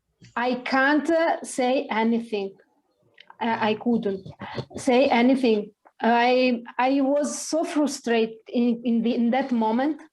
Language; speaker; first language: English; non-native, learner; Italian